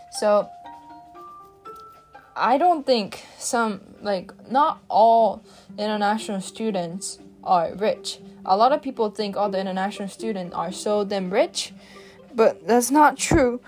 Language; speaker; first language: English; non-native, fluent; Japanese